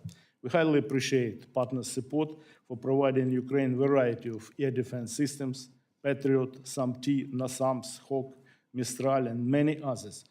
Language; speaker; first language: English; non-native, fluent; Ukrainian